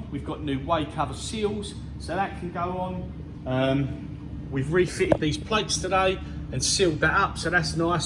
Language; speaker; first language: English; native; English